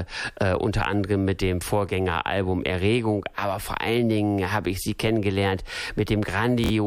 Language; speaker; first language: German; native; German